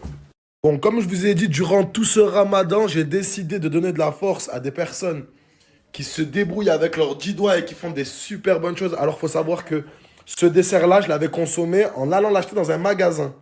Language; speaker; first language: French; native; French